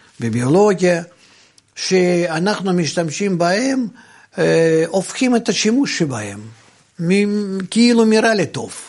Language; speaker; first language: Hebrew; non-native, fluent; Russian